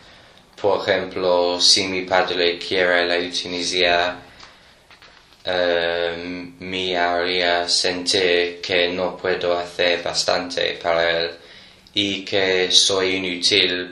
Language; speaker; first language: Spanish; non-native, learner; English